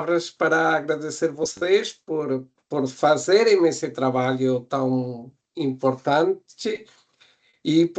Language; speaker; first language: Portuguese; non-native, fluent; Spanish